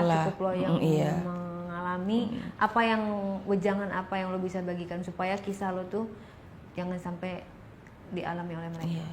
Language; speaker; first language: Indonesian; native; Indonesian